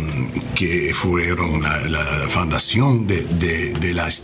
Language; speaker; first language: Spanish; non-native, learner; English